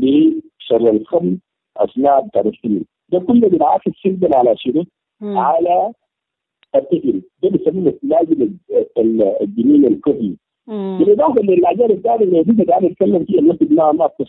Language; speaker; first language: Arabic; native; Arabic